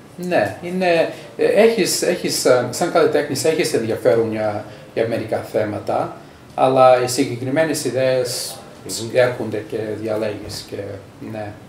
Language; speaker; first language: Greek; early bilingual, heritage; Greek